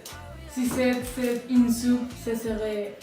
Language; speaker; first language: French; non-native, learner; Spanish